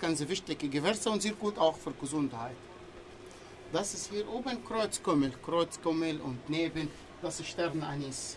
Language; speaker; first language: German; non-native, learner; Arabic